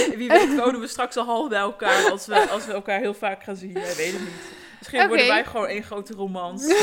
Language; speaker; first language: Dutch; native; Dutch